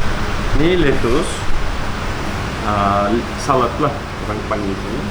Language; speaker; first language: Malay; non-native, fluent; Turkish